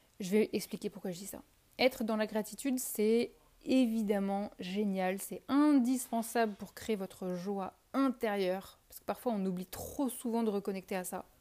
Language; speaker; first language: French; native; French